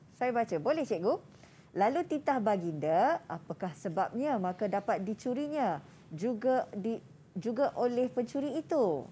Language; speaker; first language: Malay; native; Malay